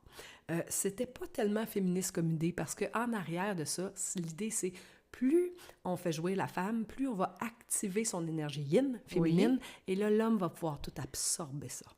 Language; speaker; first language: French; native; French